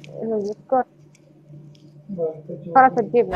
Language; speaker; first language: Arabic; native; Arabic